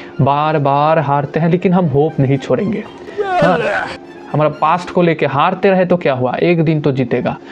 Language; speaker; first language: Hindi; non-native, local second language; Bangla